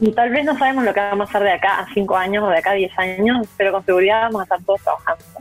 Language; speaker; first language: Spanish; native; Spanish